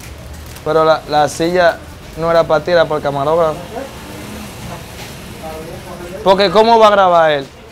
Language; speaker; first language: Spanish; native; Spanish